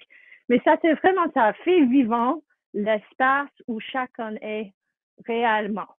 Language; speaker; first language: French; non-native, fluent; English